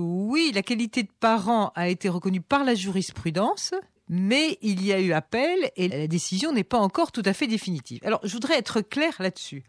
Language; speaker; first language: French; native; French